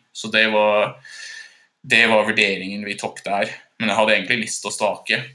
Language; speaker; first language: Norwegian; non-native, fluent; English